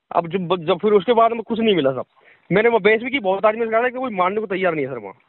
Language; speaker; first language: Hindi; native; Hindi